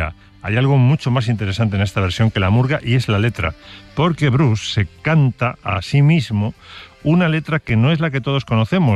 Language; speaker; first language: Spanish; native; Spanish